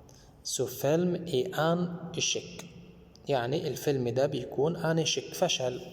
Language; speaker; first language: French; non-native, fluent; Arabic